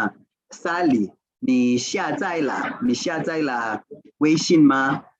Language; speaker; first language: Chinese; non-native, fluent; English